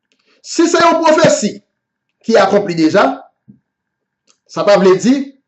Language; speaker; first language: French; non-native, local second language; Haitian Creole